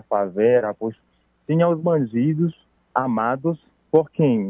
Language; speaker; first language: Portuguese; non-native, fluent; Haitian Creole